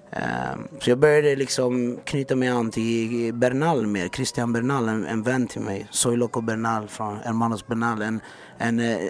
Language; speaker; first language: Swedish; native; Swedish